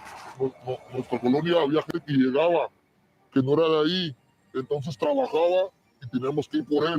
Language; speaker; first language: Spanish; native; Spanish